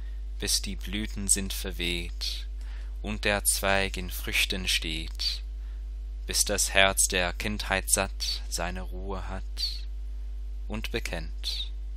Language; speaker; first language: German; non-native, fluent; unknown